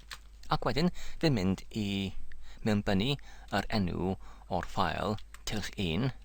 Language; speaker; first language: Welsh; non-native, learner; English